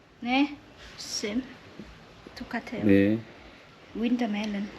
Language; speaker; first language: Korean; non-native, learner; Vietnamese